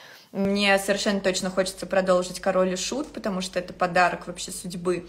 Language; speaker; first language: Russian; native; Russian